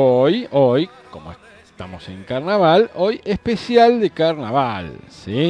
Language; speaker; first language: Spanish; native; Spanish